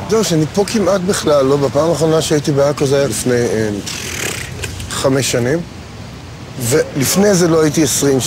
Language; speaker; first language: Hebrew; native; Hebrew